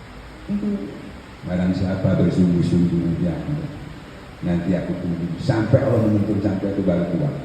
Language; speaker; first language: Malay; non-native, local second language; Javanese